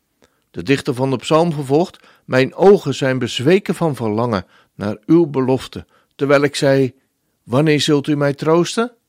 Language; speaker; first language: Dutch; native; Dutch